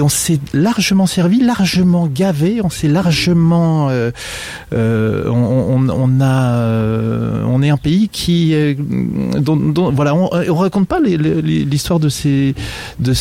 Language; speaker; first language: French; native; French